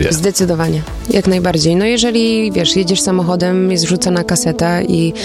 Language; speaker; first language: Polish; early bilingual, heritage; Polish